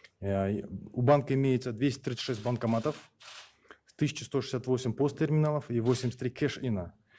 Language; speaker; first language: Russian; non-native, local second language; Kyrgyz